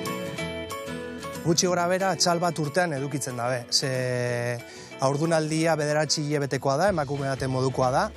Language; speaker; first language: Basque; native; Basque